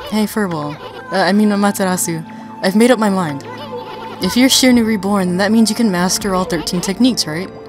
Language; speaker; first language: English; native; English